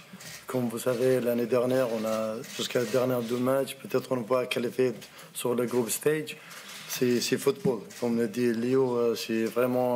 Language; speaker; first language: French; non-native, learner; Arabic